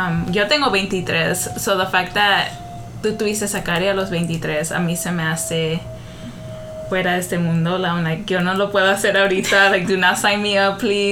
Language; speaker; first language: Spanish; early bilingual, heritage; Spanish